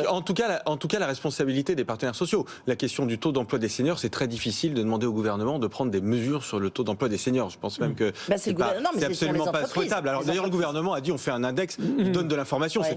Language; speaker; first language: French; native; French